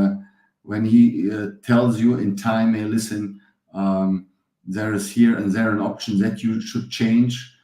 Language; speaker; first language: English; non-native, fluent; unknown